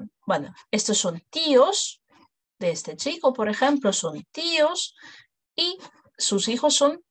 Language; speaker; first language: Spanish; non-native, fluent; English